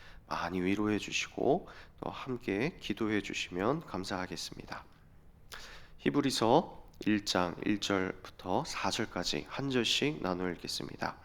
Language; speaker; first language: Korean; native; Korean